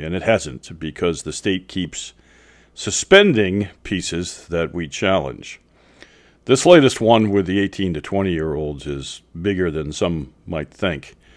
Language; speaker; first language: English; native; English